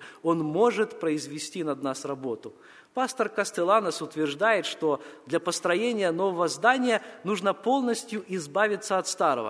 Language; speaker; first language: Russian; native; Russian